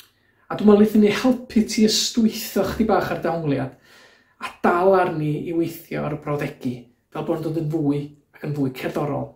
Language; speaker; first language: Welsh; native; Welsh